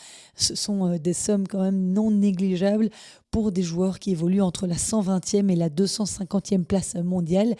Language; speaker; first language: French; native; French